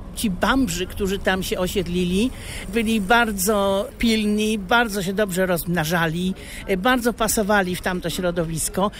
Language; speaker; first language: Polish; native; Polish